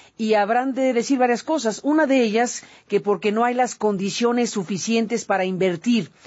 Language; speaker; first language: Spanish; native; Spanish